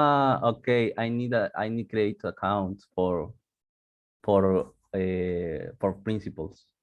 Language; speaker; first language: English; non-native, learner; Spanish